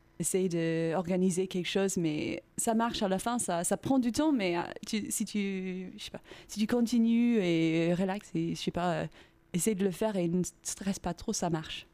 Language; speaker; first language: French; non-native, learner; English